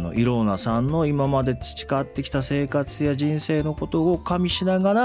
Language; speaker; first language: Japanese; native; Japanese